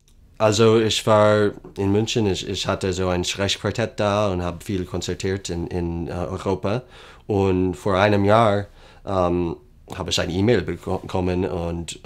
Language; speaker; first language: German; non-native, fluent; English